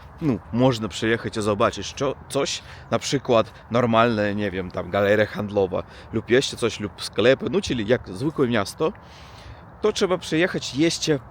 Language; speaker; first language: Polish; non-native, learner; Russian